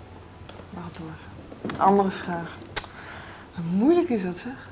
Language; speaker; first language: Dutch; native; Dutch